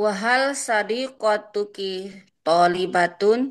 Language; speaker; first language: Arabic; non-native, learner; Indonesian